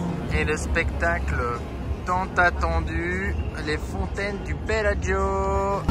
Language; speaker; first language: French; native; French